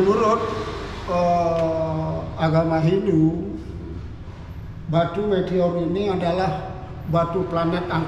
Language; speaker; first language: Indonesian; non-native, local second language; Balinese